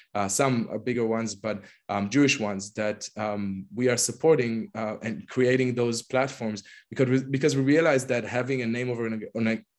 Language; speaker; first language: English; non-native, fluent; Hebrew